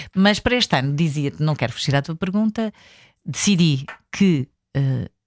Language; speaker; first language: Portuguese; native; Portuguese